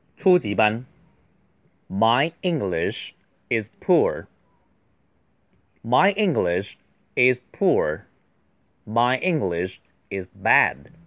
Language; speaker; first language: English; non-native, fluent; Chinese